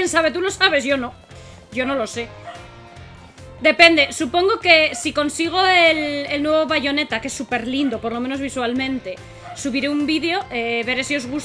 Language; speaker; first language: Spanish; native; Spanish